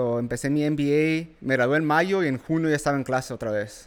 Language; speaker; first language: Spanish; early bilingual, heritage; Spanish